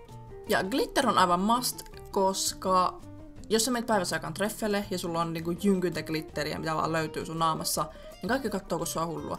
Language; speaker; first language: Finnish; native; Finnish